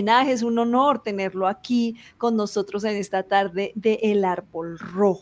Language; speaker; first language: Spanish; native; Spanish